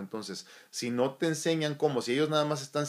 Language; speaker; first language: Spanish; native; Spanish